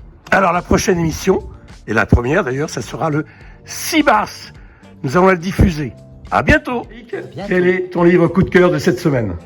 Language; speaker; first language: French; native; French